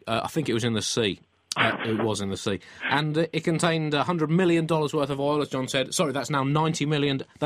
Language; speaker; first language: English; native; English